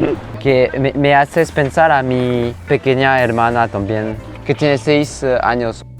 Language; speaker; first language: Spanish; non-native, learner; French